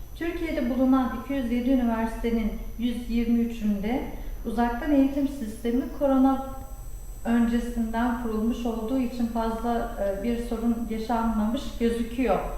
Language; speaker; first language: Turkish; native; Turkish